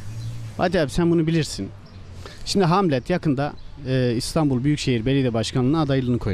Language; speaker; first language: Turkish; native; Turkish